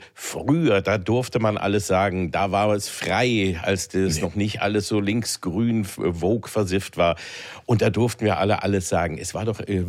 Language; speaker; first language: German; native; German